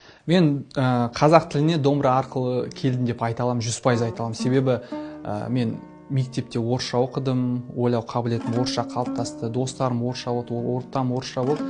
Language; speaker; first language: Kazakh; non-native, local second language; Russian